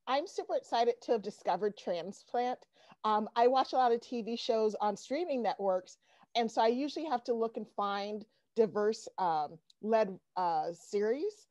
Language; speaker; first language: English; native; English